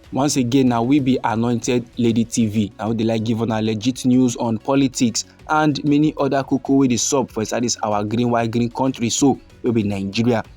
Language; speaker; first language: Nigerian Pidgin; native; Nigerian Pidgin